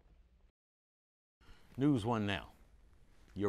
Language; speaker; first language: English; native; English